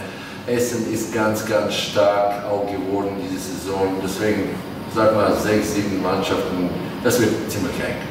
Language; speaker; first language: German; non-native, fluent; Latvian